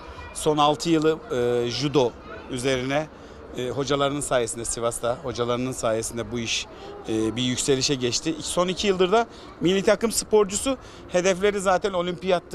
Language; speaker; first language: Turkish; native; Turkish